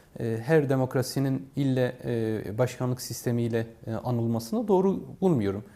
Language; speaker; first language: Turkish; non-native, local second language; Kurdish